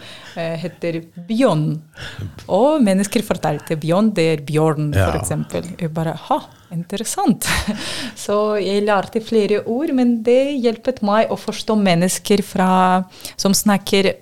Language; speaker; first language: Norwegian; non-native, learner; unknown